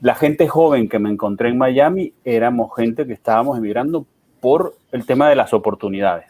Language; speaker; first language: Spanish; native; Spanish